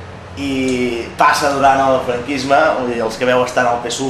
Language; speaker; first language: Catalan; native; Catalan